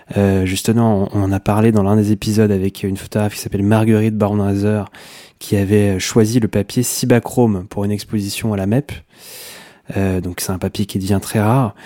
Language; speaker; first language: French; native; French